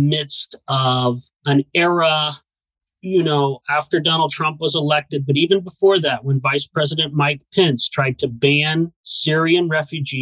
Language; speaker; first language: English; native; English